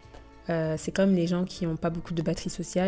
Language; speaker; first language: French; native; French